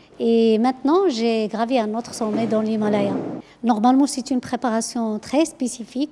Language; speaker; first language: French; non-native, local second language; Arabic